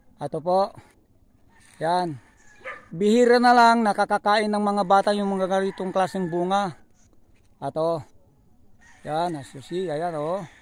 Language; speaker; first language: Filipino; non-native, local second language; Iloko